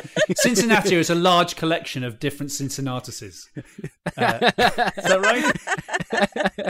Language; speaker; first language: English; native; English